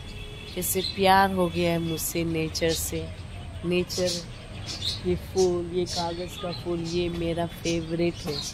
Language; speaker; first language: Hindi; non-native, local second language; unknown